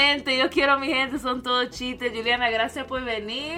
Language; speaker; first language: Spanish; early bilingual, other home language; English